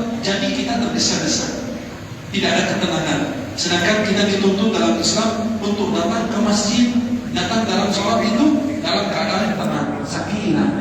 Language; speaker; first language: Indonesian; non-native, fluent; Arabic